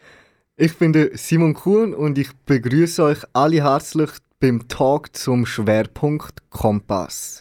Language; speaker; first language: German; native; German